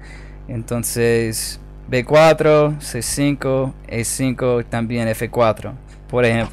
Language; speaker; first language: Spanish; non-native, fluent; English